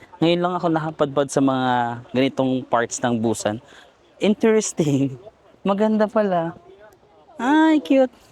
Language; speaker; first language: Filipino; non-native, local second language; Cebuano